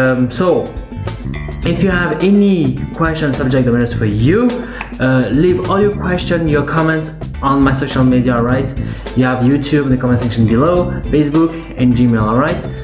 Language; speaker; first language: English; non-native, fluent; Portuguese